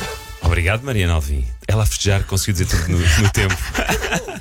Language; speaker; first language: Portuguese; native; Portuguese